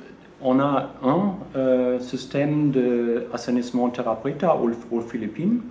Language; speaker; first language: French; non-native, learner; German